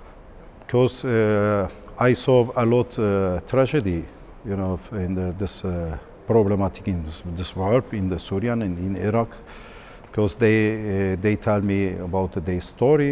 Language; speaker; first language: English; non-native, learner; Turkish